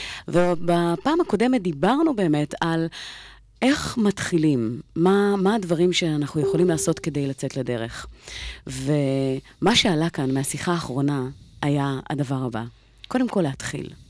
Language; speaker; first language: Hebrew; native; Hebrew